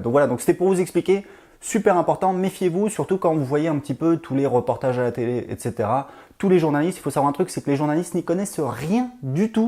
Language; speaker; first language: French; native; French